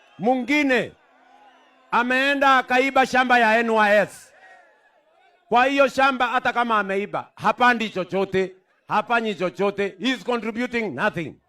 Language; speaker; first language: Swahili; non-native, local second language; Kalenjin